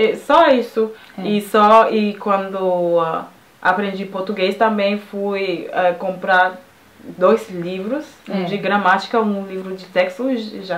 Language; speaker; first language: Portuguese; non-native, fluent; French